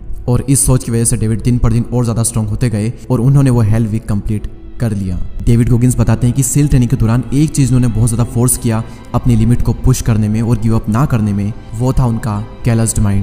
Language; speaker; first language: Hindi; native; Hindi